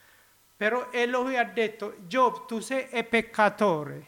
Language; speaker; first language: Italian; non-native, learner; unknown